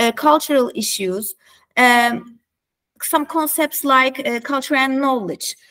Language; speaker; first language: English; non-native, fluent; Turkish